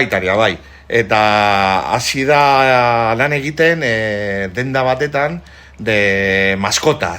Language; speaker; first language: Basque; non-native, local second language; Spanish